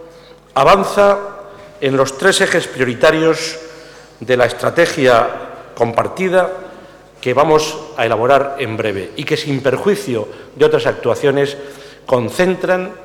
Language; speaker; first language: Spanish; native; Spanish